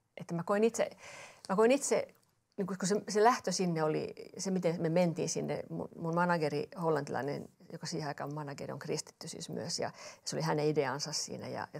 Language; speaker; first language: Finnish; native; Finnish